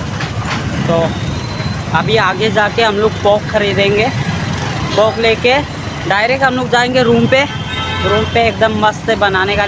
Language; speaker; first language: Hindi; non-native, local second language; Mizo